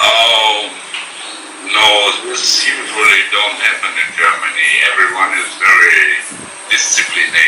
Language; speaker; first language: English; non-native, fluent; German